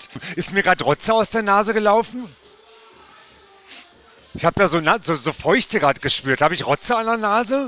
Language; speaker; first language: German; native; German